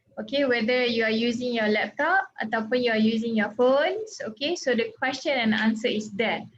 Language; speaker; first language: English; non-native, local second language; Malay